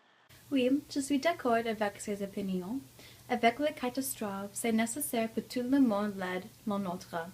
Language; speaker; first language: French; non-native, learner; English